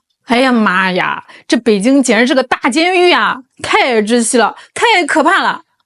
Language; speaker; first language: Chinese; native; Chinese